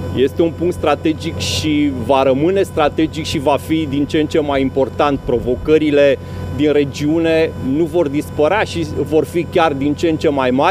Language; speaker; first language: Romanian; native; Romanian